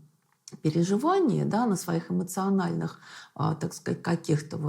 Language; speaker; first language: Russian; native; Russian